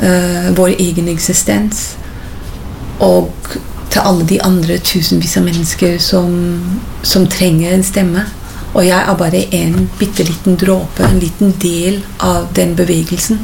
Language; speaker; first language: Norwegian; non-native, fluent; English